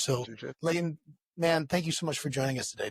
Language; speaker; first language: English; native; English